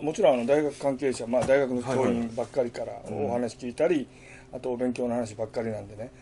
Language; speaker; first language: Japanese; native; Japanese